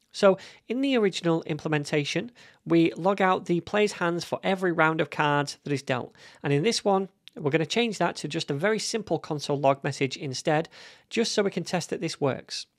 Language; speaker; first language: English; native; English